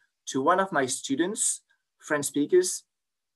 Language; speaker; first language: English; non-native, fluent; French